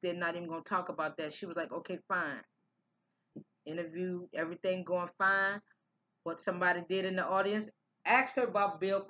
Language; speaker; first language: English; native; English